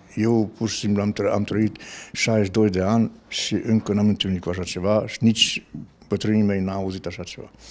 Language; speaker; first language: Romanian; non-native, local second language; Hungarian